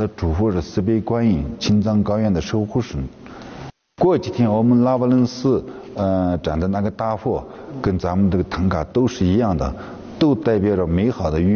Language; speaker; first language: Chinese; non-native, local second language; Tibetan